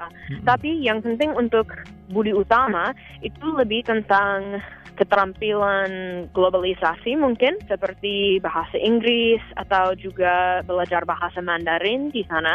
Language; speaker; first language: Indonesian; non-native, fluent; English